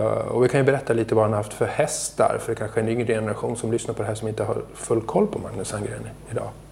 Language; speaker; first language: Swedish; native; Swedish